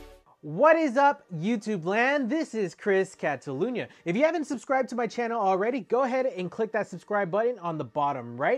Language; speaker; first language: English; native; English